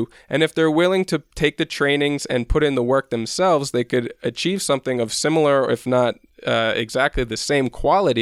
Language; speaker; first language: English; native; English